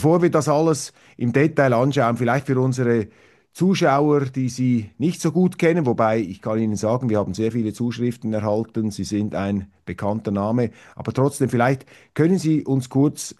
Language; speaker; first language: German; native; German